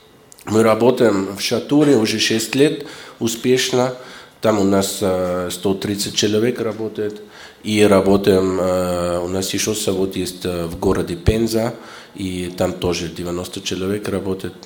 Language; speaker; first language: Russian; non-native, fluent; German